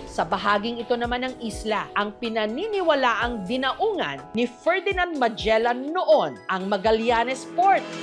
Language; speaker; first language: Filipino; native; Filipino